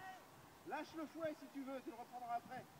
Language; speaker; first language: French; native; French